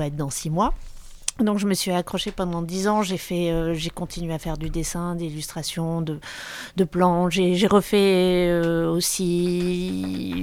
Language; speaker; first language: French; native; French